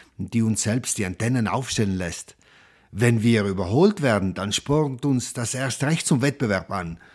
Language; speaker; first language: German; non-native, local second language; Ladin